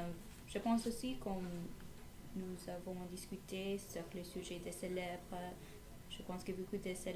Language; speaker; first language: French; non-native, learner; English